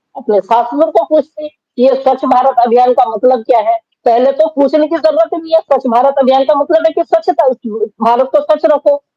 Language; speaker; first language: Hindi; native; Hindi